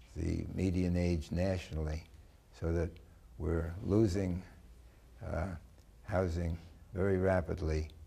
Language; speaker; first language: English; native; English